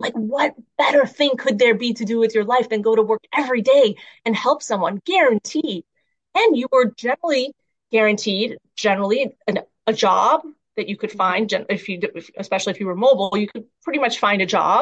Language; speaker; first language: English; early bilingual, other home language; Persian